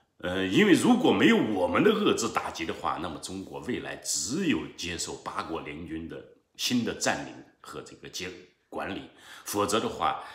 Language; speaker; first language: Chinese; native; Chinese